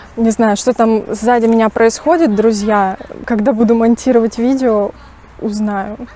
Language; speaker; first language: Russian; native; Russian